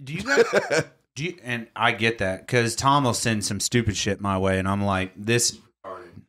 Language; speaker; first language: English; native; English